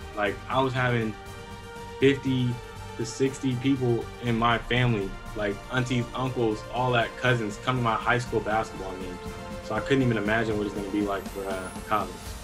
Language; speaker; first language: English; native; English